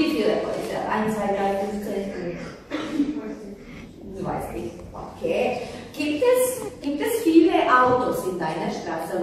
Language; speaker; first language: German; non-native, fluent; Croatian